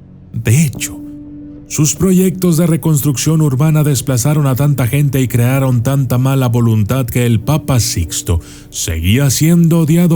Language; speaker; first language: Spanish; native; Spanish